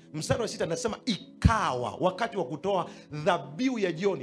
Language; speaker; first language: Swahili; native; Swahili